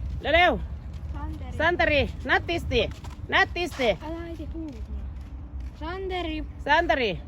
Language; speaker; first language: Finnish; non-native, learner; Thai